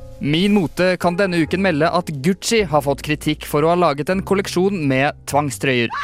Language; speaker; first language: Norwegian; native; Norwegian